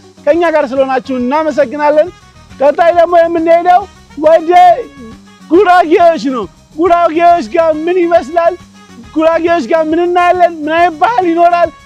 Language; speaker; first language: Amharic; non-native, local second language; Oromo